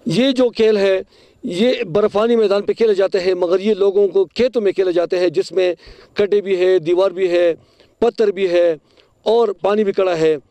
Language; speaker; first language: Urdu; non-native, local second language; Khowar